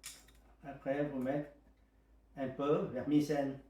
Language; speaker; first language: French; non-native, learner; Vietnamese